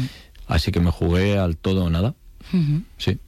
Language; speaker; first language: Spanish; native; Spanish